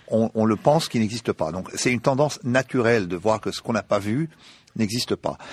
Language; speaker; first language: French; non-native, local second language; Arabic